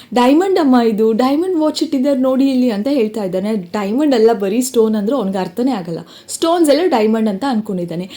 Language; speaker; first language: Kannada; non-native, local second language; Tulu